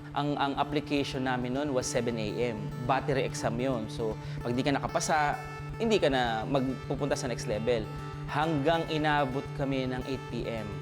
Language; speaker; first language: Filipino; native; Filipino